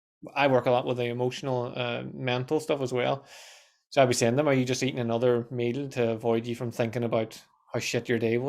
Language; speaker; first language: English; native; English